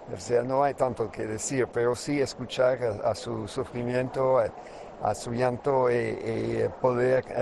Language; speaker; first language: Spanish; non-native, fluent; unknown